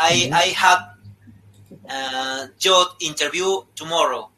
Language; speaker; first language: English; non-native, learner; Spanish